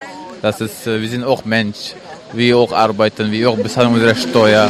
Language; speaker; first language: German; non-native, learner; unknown